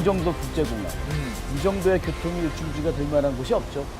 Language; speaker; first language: Korean; native; Korean